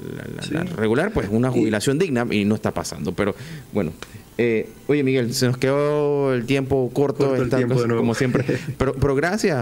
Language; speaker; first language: Spanish; native; Spanish